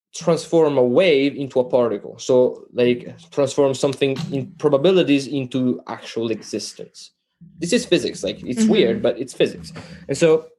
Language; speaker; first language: English; non-native, fluent; Italian